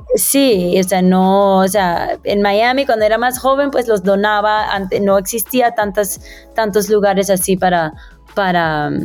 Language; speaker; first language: Spanish; early bilingual, heritage; Spanish